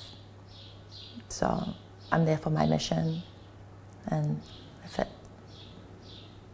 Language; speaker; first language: English; native; English